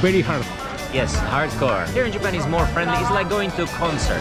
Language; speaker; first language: English; non-native, fluent; Slovak